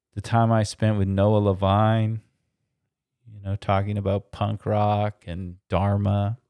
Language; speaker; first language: English; early bilingual, other home language; German